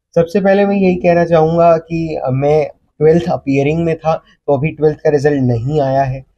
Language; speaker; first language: Hindi; native; Hindi